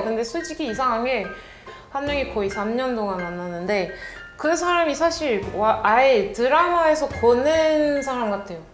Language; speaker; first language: Korean; non-native, fluent; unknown